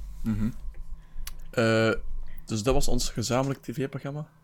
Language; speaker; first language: Dutch; native; Dutch